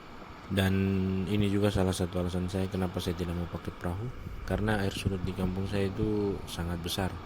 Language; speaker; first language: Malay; non-native, local second language; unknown